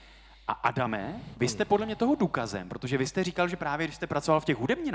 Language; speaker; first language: Czech; native; Czech